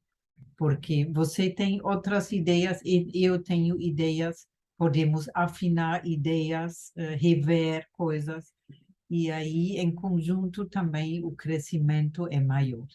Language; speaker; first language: Portuguese; non-native, fluent; German